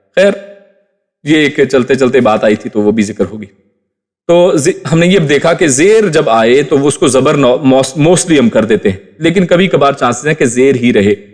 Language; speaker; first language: Urdu; native; Urdu